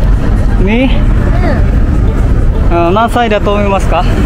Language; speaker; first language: Japanese; non-native, learner; Indonesian